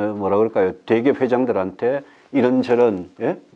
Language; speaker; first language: Korean; native; Korean